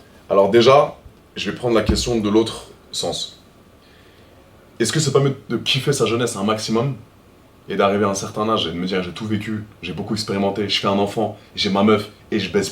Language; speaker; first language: French; native; French